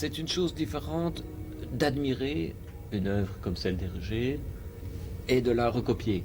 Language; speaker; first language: French; native; French